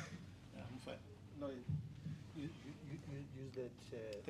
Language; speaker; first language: English; non-native, local second language; Zulu